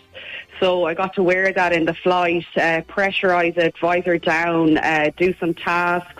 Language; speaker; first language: English; native; English